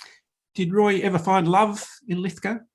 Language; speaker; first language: English; native; English